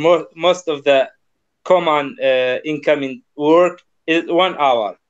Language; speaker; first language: English; non-native, learner; Kurdish